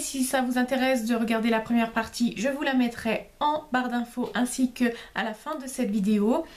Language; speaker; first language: French; native; French